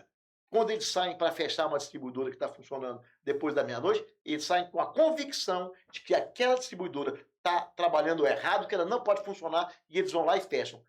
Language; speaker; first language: Portuguese; native; Portuguese